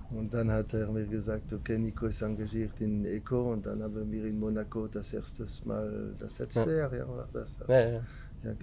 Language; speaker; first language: German; non-native, learner; French